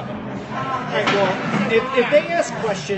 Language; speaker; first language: English; native; English